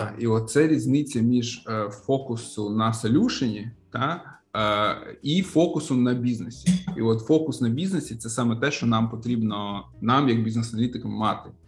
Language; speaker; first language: Ukrainian; non-native, local second language; Russian